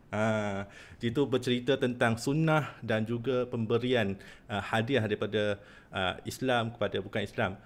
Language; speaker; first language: Malay; non-native, local second language; Chinese